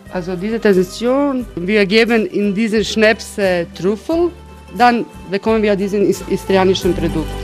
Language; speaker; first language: German; non-native, learner; Croatian